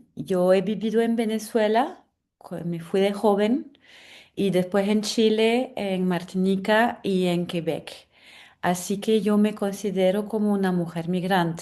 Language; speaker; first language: Spanish; non-native, fluent; French